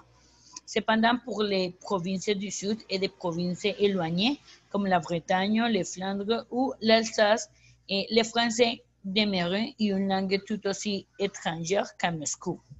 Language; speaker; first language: French; non-native, learner; Spanish